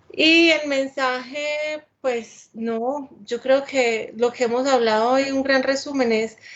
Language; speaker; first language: Spanish; native; Spanish